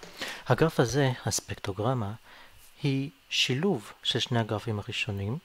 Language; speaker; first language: Hebrew; native; Hebrew